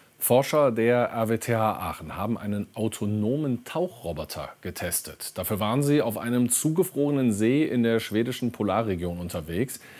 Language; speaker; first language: German; native; German